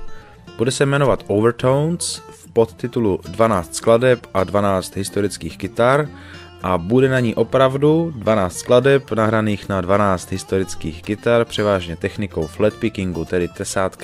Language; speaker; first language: Czech; native; Czech